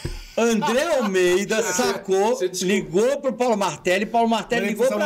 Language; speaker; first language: Portuguese; native; Portuguese